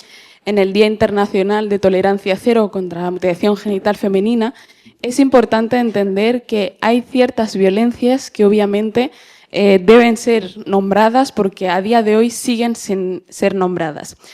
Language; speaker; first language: Spanish; native; Spanish